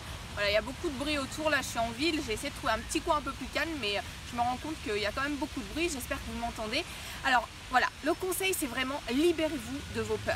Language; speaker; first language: French; native; French